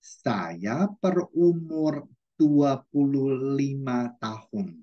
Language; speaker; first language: Indonesian; non-native, fluent; Chinese